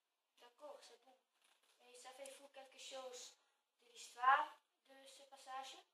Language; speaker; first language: French; non-native, learner; Dutch